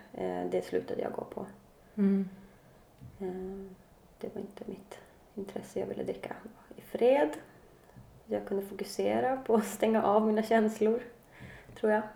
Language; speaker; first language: Swedish; native; Swedish